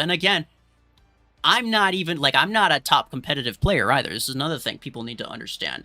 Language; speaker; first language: English; native; English